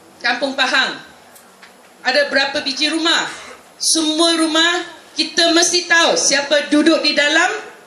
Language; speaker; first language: Malay; non-native, local second language; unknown